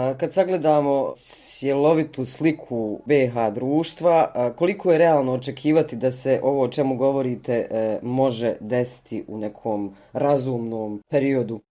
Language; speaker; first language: Bosnian; native; Bosnian